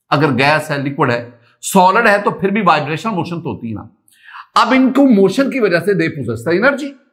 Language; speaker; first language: Urdu; non-native, local second language; Punjabi